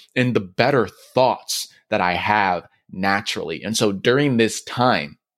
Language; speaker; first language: English; native; English